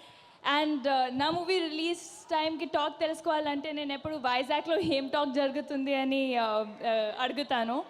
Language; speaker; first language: Telugu; non-native, fluent; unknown